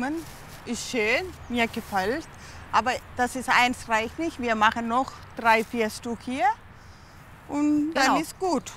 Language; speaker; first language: German; non-native, learner; Tamil